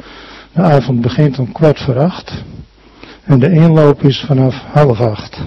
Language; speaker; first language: Dutch; native; Dutch